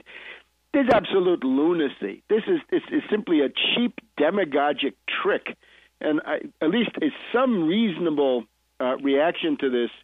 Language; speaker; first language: English; native; English